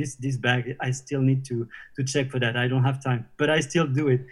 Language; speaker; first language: English; non-native, fluent; French